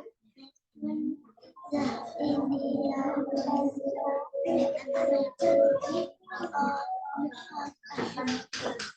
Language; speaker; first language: English; non-native, learner; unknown